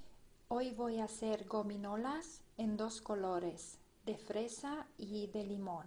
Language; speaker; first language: Spanish; non-native, fluent; Romanian